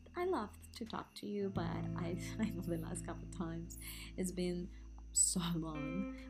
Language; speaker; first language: English; non-native, learner; Spanish